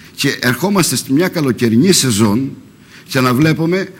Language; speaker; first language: Greek; native; Greek